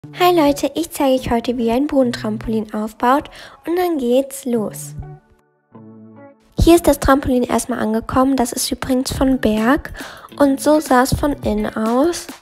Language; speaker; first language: German; native; German